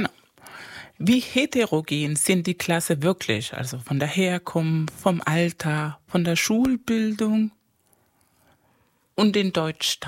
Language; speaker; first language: German; non-native, fluent; Spanish